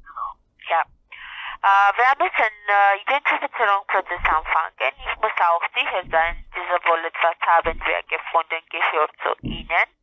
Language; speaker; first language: German; non-native, learner; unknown